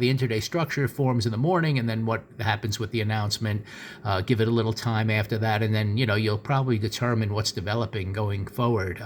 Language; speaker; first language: English; native; English